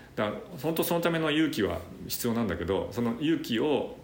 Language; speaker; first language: Japanese; native; Japanese